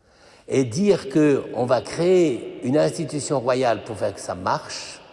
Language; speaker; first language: French; native; French